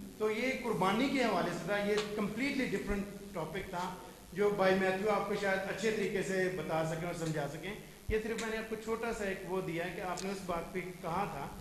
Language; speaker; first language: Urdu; early bilingual, heritage; Urdu